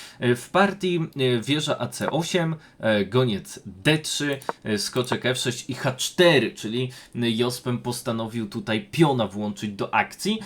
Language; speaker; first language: Polish; native; Polish